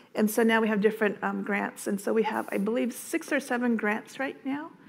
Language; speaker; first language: English; native; English